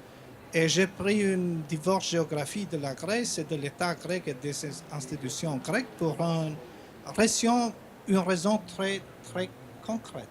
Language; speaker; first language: French; non-native, fluent; Albanian